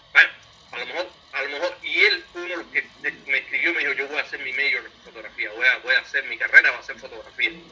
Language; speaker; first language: Spanish; native; Spanish